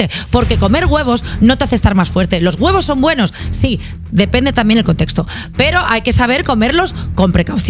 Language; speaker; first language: Spanish; native; Spanish